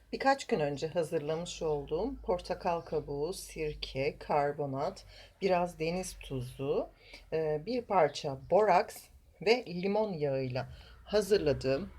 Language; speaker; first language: Turkish; native; Turkish